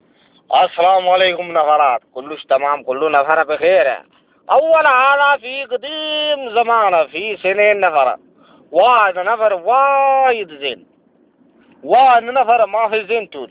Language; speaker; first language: Arabic; non-native, learner; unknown